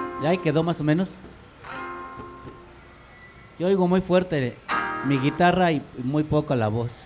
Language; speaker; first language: Spanish; native; Spanish